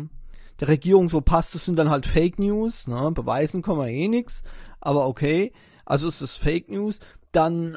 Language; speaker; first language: German; native; German